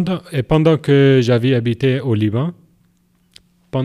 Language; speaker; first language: French; non-native, learner; Arabic